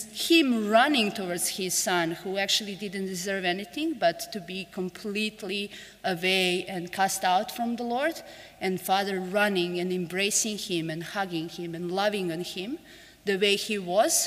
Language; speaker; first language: English; non-native, fluent; Serbian